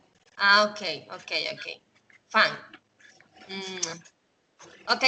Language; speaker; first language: English; non-native, learner; Spanish